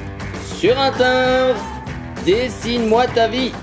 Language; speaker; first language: French; non-native, fluent; Spanish